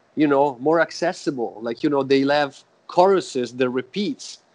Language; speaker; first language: English; non-native, fluent; Italian